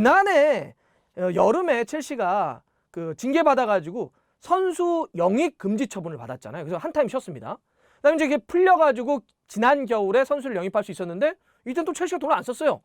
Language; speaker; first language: Korean; native; Korean